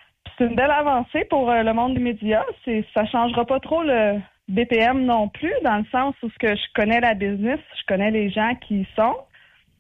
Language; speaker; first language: French; native; French